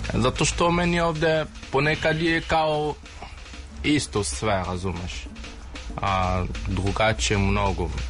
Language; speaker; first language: Serbian; non-native, learner; French